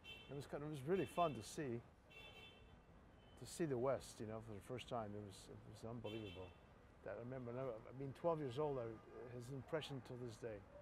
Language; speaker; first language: English; non-native, fluent; Polish